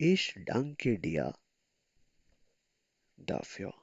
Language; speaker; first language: German; non-native, learner; Urdu